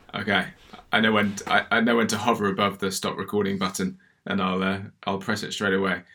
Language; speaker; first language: English; native; English